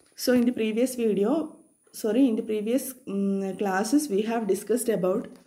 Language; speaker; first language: English; non-native, local second language; Malayalam